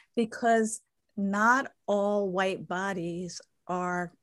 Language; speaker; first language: English; native; English